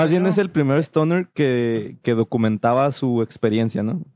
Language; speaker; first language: Spanish; native; Spanish